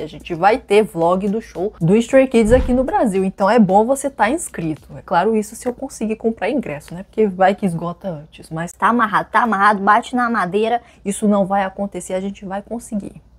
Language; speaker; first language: Portuguese; native; Portuguese